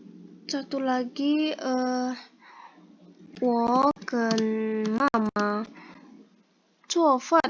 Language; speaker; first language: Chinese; non-native, learner; Indonesian